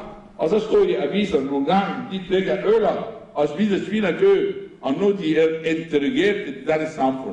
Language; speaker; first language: Danish; non-native, fluent; Arabic